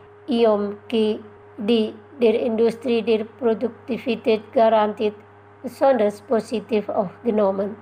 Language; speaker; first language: German; non-native, fluent; Indonesian